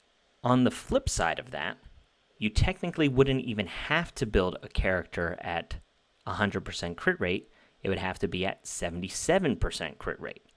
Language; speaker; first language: English; native; English